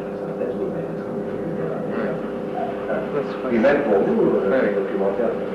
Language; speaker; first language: French; native; French